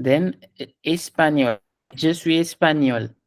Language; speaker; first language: French; non-native, fluent; Hindi